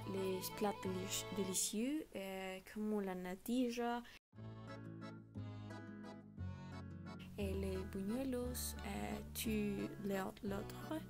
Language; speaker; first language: French; non-native, learner; Spanish